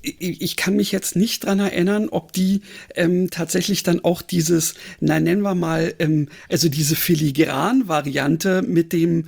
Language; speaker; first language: German; native; German